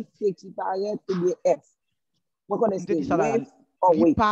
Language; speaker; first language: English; non-native, learner; Haitian Creole